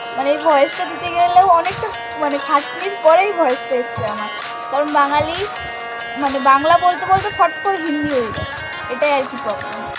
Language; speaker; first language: Bangla; non-native, local second language; Hindi